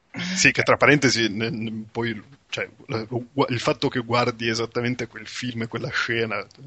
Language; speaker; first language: Italian; native; Italian